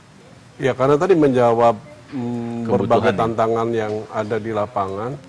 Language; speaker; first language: Indonesian; native; Indonesian